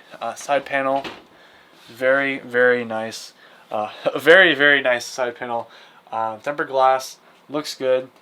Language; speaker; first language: English; native; English